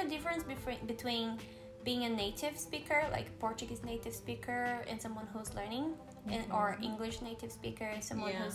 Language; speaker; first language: English; non-native, fluent; Portuguese